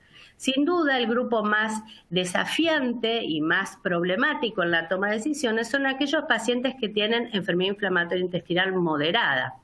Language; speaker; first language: Spanish; native; Spanish